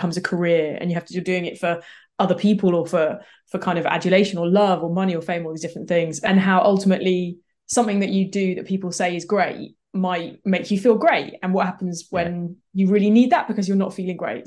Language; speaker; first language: English; native; English